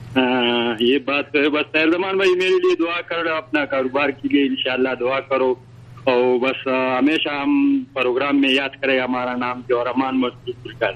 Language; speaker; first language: Hindi; non-native, local second language; Pashto